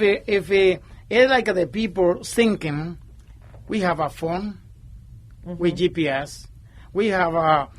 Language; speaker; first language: English; non-native, learner; Spanish